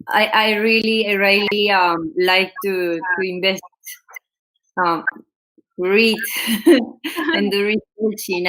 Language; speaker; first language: English; non-native, learner; Spanish